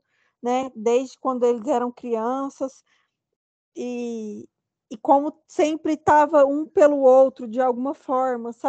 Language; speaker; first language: Portuguese; native; Portuguese